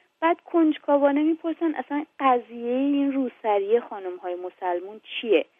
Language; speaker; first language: Persian; native; Persian